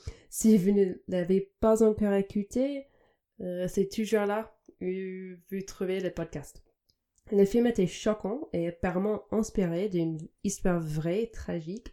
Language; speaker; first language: French; non-native, fluent; English